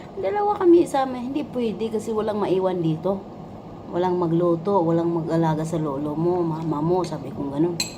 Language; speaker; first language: Filipino; non-native, local second language; Cebuano